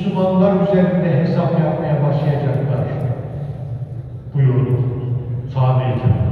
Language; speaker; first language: Turkish; native; Turkish